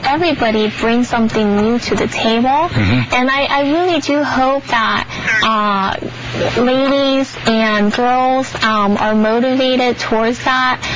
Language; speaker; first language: English; early bilingual, other home language; Chinese